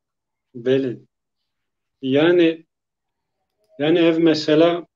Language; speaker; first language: Turkish; non-native, local second language; Kurdish